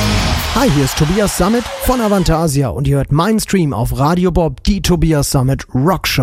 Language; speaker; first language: German; native; German